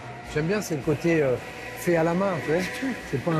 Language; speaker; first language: French; native; French